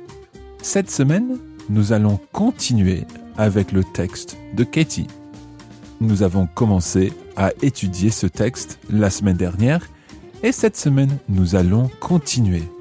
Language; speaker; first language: French; non-native, fluent; English